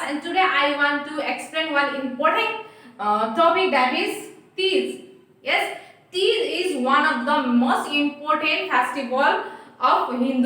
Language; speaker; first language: English; non-native, local second language; Nepali